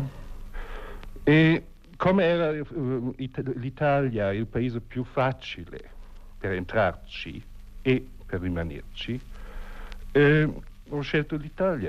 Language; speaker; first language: Italian; non-native, fluent; German